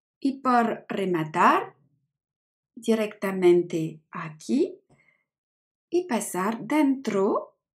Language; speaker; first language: Spanish; non-native, learner; French